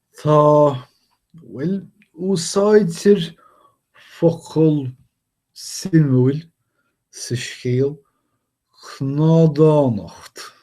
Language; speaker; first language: Irish; non-native, fluent; English